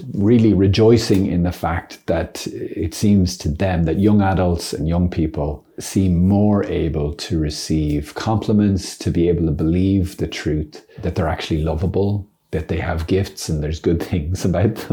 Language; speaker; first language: English; native; English